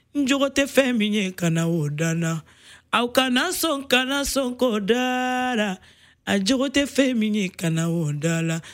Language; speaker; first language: French; non-native, local second language; Bambara